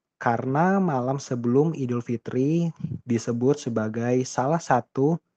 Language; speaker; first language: Indonesian; native; Indonesian